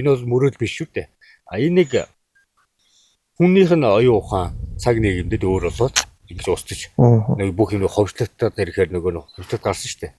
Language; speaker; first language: Mongolian; native; Mongolian